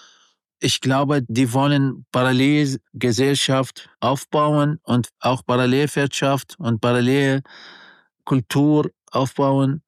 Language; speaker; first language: German; non-native, learner; Arabic